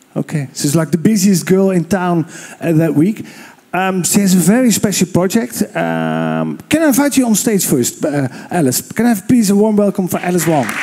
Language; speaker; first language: English; non-native, fluent; Dutch